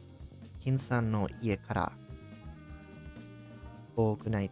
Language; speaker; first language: Japanese; non-native, learner; English